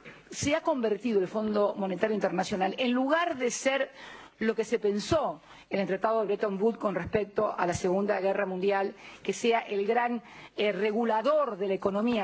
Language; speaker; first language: Spanish; native; Spanish